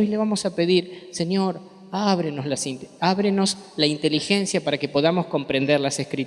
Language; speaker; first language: Spanish; native; Spanish